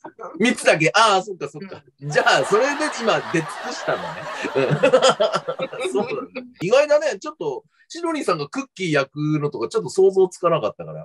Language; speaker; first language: Japanese; native; Japanese